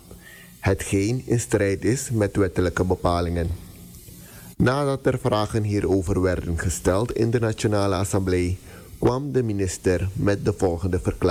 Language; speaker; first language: Dutch; native; Dutch